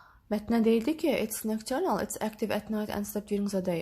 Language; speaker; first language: English; non-native, fluent; Azerbaijani